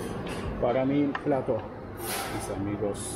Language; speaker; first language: Spanish; non-native, learner; Turkish